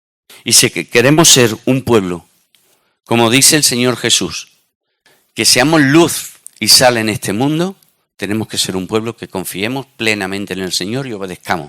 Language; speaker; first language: Spanish; native; Spanish